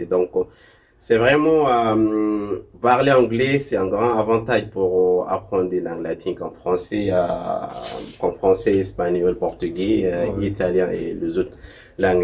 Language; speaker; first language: French; non-native, local second language; Arabic